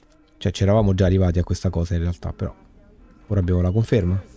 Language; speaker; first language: Italian; native; Italian